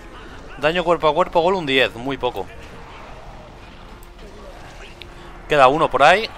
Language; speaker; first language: Spanish; native; Spanish